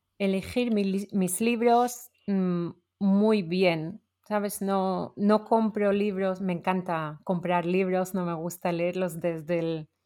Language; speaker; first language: Spanish; non-native, fluent; Hebrew